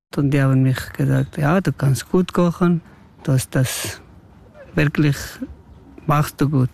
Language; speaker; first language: German; non-native, learner; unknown